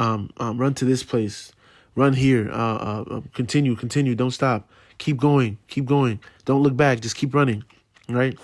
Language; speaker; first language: English; native; English